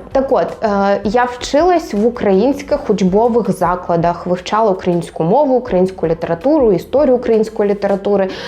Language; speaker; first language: Ukrainian; non-native, local second language; Russian